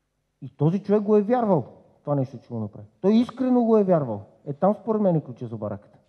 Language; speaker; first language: Bulgarian; native; Bulgarian